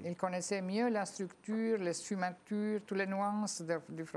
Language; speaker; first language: French; non-native, fluent; Albanian